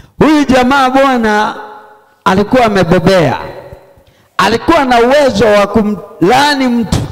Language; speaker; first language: Swahili; non-native, local second language; Sukuma